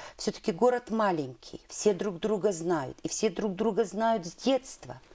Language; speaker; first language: Russian; native; Russian